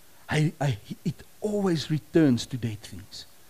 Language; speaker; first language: English; non-native, local second language; Afrikaans